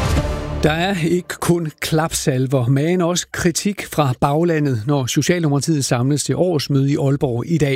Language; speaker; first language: Danish; native; Danish